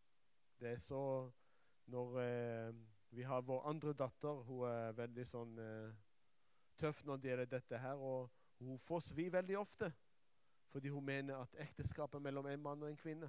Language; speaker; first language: Norwegian; non-native, fluent; Hebrew